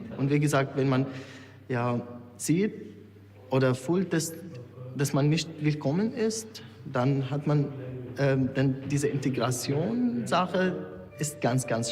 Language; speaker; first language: German; non-native, fluent; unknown